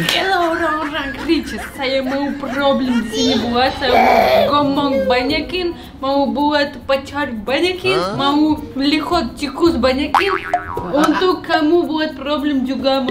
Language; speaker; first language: Indonesian; non-native, learner; Russian